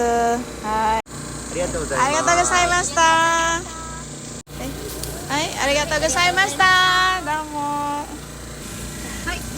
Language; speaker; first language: Japanese; non-native, fluent; Filipino